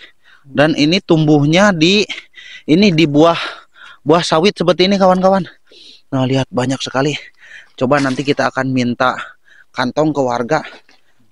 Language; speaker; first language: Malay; non-native, local second language; Sundanese